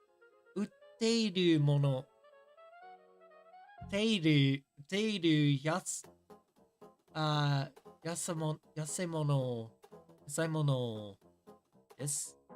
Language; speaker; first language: Japanese; non-native, learner; English